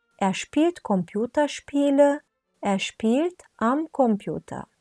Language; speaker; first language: German; non-native, fluent; Turkish